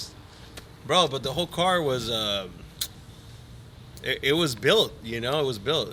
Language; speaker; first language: English; native; English